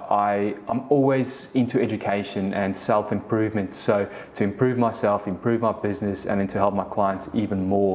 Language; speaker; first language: English; early bilingual, other home language; Afrikaans